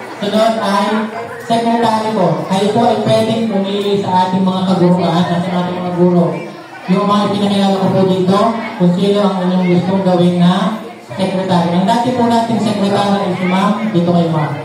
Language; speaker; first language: Filipino; native; Filipino